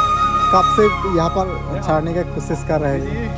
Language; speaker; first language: Hindi; non-native, local second language; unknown